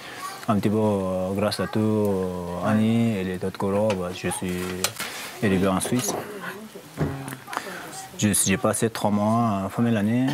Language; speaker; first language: French; non-native, fluent; Sherpa